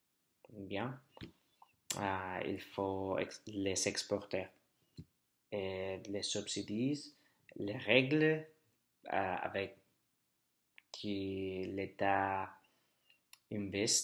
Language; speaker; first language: French; non-native, learner; Spanish